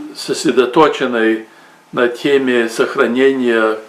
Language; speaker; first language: Russian; early bilingual, heritage; Russian